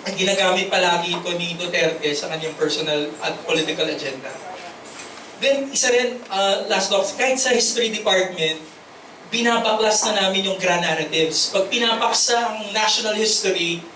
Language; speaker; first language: Filipino; non-native, local second language; Cebuano